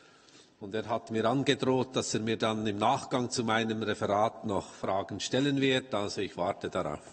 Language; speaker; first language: German; native; German